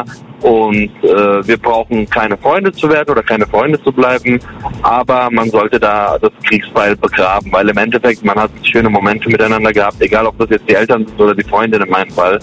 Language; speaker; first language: German; early bilingual, other home language; Kurdish